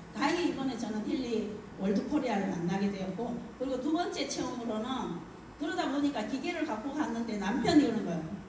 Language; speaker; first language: Korean; native; Korean